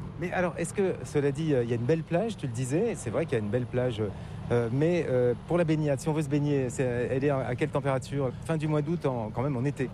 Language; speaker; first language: French; native; French